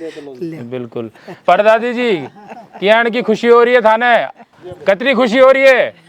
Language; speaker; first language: Hindi; native; Hindi